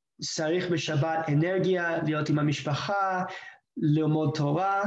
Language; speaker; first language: Hebrew; non-native, fluent; English